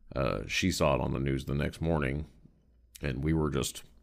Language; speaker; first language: English; native; English